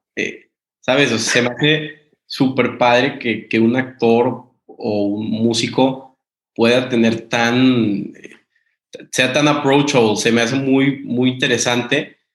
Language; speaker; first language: Spanish; native; Spanish